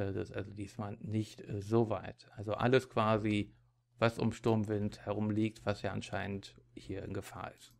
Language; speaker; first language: German; native; German